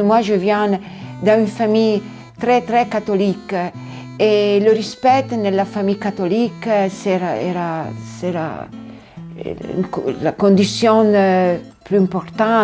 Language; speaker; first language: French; non-native, learner; Italian